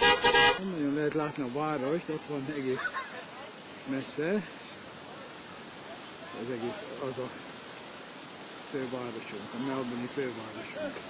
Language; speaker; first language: Hungarian; early bilingual, heritage; Hungarian